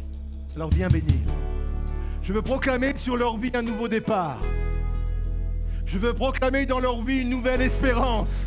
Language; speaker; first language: French; native; French